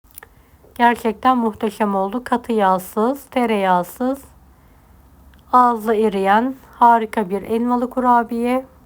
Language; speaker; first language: Turkish; native; Turkish